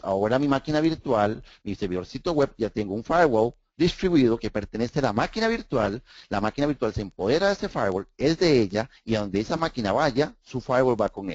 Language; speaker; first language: Spanish; native; Spanish